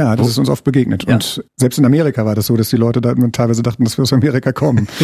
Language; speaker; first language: German; native; German